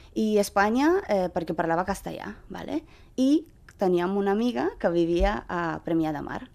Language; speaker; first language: Catalan; non-native, fluent; Romanian